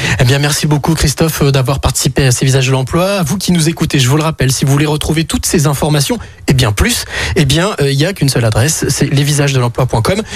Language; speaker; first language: French; native; French